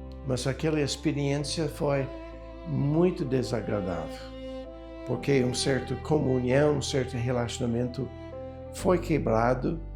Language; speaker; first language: Portuguese; non-native, fluent; English